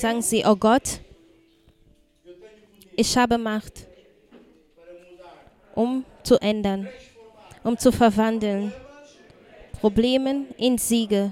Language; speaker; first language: German; non-native, fluent; Portuguese